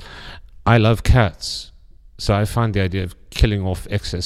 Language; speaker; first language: English; native; English